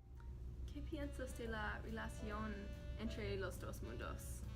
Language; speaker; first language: Spanish; non-native, learner; English